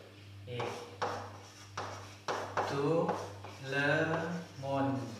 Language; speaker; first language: French; non-native, learner; Thai